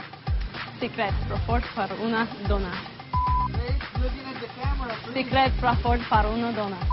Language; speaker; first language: Catalan; non-native, learner; English